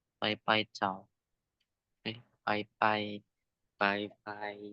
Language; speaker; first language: Chinese; non-native, learner; Indonesian